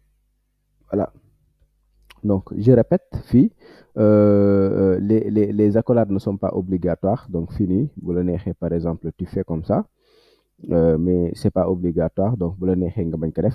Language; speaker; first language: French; non-native, local second language; Wolof